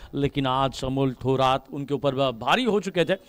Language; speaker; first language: Hindi; non-native, local second language; Marathi